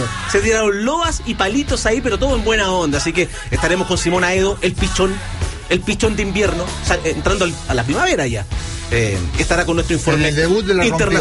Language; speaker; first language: Spanish; native; Spanish